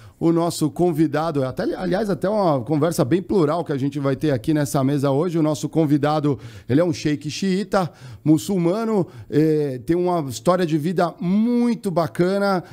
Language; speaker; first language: Portuguese; native; Portuguese